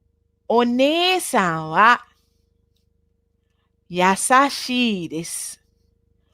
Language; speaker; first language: Japanese; non-native, fluent; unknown